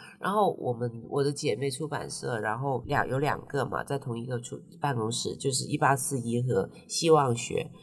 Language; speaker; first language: Chinese; non-native, local second language; Cantonese